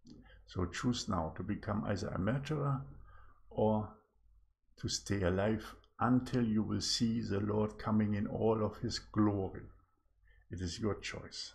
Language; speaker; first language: English; non-native, fluent; German